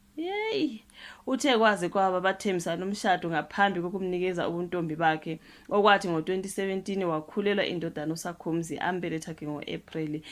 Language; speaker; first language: Zulu; non-native, local second language; Xhosa